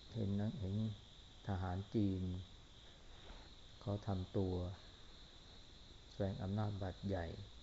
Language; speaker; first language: Thai; native; Thai